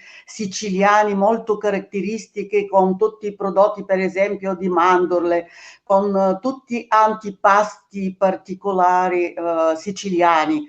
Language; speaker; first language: Italian; non-native, fluent; Bulgarian